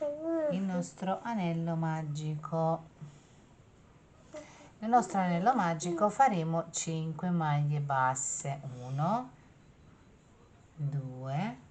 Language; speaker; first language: Italian; native; Italian